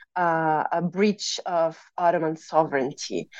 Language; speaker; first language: English; non-native, fluent; Italian